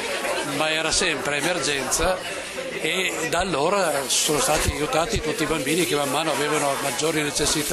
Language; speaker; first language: Italian; native; Italian